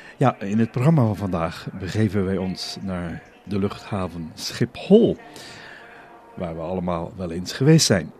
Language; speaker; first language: Dutch; native; Dutch